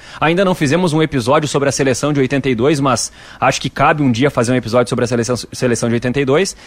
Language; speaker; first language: Portuguese; native; Portuguese